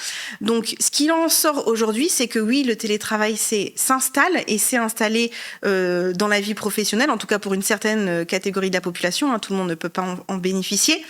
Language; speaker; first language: French; native; French